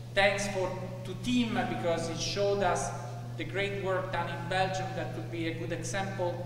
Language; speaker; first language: English; non-native, fluent; Italian